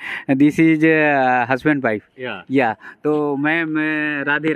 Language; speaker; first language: Hindi; native; Hindi